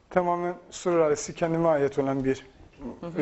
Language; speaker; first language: Turkish; non-native, fluent; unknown